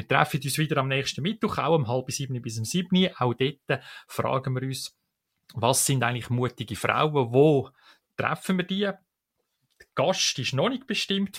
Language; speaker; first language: German; native; German